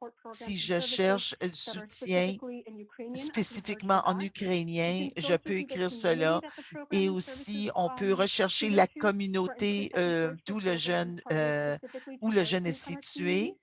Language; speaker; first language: French; non-native, fluent; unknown